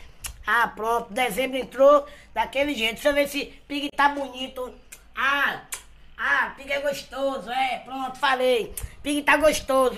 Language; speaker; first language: Portuguese; native; Portuguese